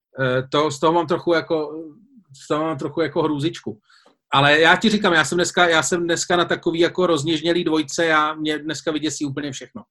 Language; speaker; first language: Czech; native; Czech